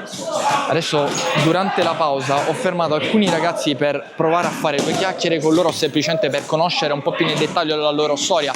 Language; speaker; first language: Italian; native; Italian